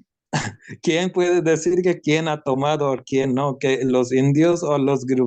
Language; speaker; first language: Spanish; non-native, learner; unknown